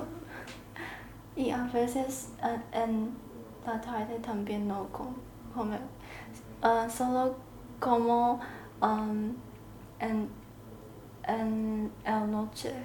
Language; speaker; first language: Spanish; non-native, learner; Chinese